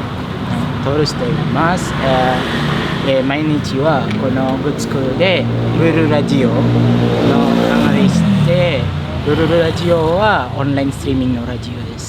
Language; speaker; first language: Japanese; non-native, fluent; Indonesian